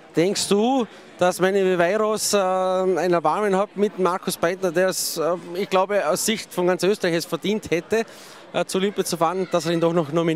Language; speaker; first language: German; native; German